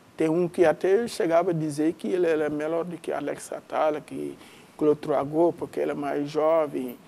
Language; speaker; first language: Portuguese; non-native, fluent; Wolof